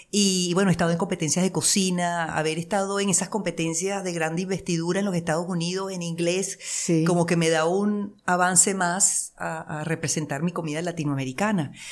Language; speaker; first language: Spanish; native; Spanish